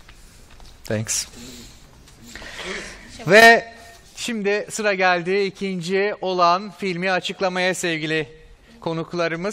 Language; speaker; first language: Turkish; native; Turkish